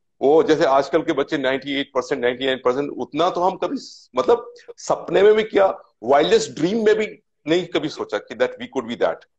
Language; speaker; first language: Hindi; native; Hindi